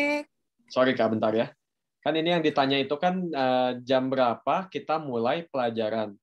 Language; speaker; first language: Indonesian; native; Indonesian